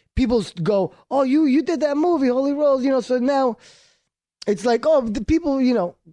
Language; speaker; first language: English; early bilingual, other home language; Hebrew